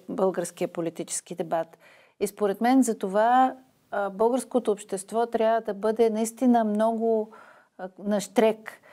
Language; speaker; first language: Bulgarian; native; Bulgarian